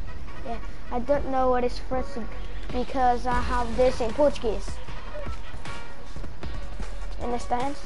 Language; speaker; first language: English; non-native, learner; Portuguese